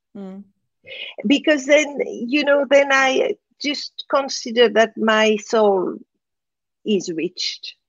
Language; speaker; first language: English; non-native, fluent; French